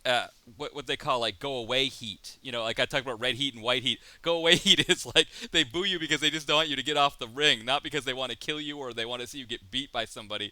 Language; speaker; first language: English; native; English